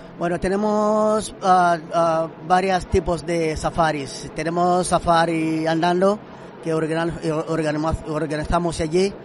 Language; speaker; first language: Spanish; non-native, fluent; Swahili